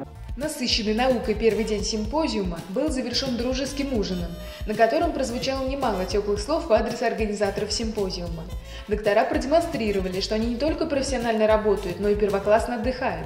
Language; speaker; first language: Russian; native; Russian